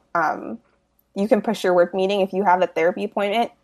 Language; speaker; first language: English; early bilingual, other home language; Hindi